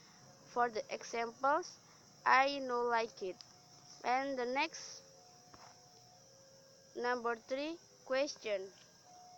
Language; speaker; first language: English; non-native, learner; Indonesian